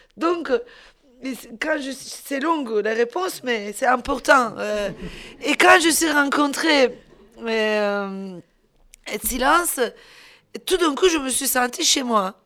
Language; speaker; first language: French; non-native, fluent; Turkish